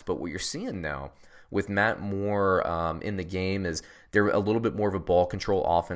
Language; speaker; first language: English; native; English